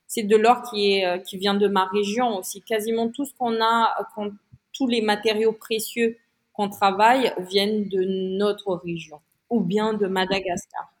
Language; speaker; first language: French; non-native, local second language; Malagasy